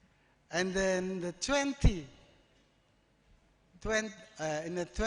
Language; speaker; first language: English; non-native, learner; Indonesian